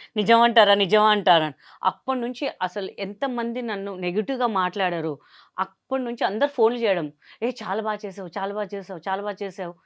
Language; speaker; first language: Telugu; non-native, local second language; Hindi